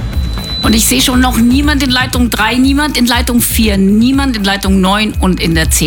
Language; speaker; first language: German; native; German